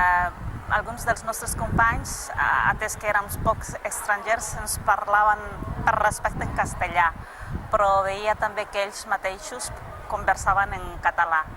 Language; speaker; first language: Catalan; non-native, fluent; Spanish